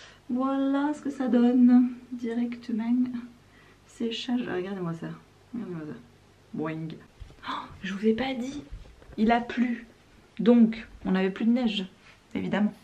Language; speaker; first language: French; native; French